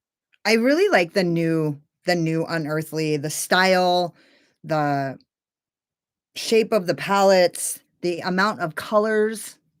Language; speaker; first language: English; native; English